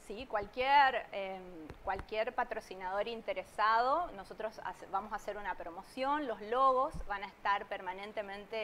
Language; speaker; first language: Spanish; native; Spanish